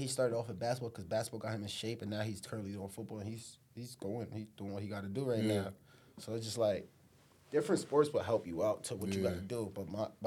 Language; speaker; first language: English; native; English